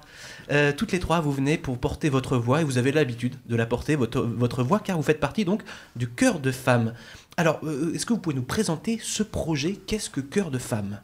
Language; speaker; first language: French; native; French